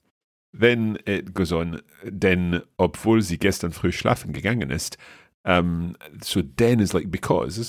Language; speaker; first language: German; non-native, fluent; English